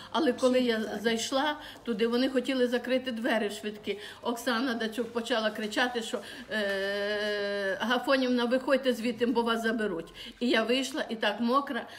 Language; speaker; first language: Ukrainian; native; Ukrainian